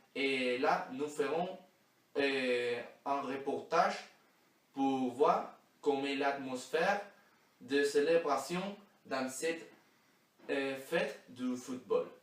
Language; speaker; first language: French; non-native, learner; Spanish